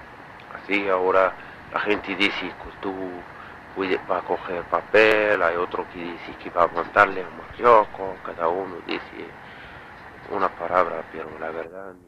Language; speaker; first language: Spanish; non-native, learner; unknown